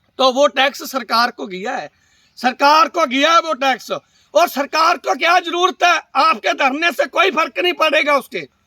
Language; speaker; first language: Hindi; non-native, local second language; Punjabi